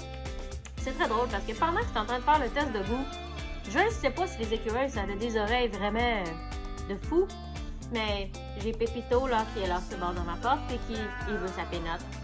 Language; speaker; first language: French; native; French